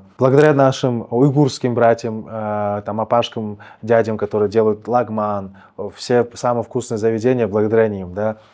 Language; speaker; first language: Russian; native; Russian